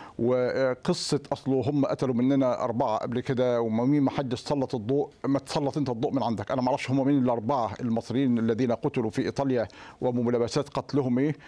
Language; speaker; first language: Arabic; native; Arabic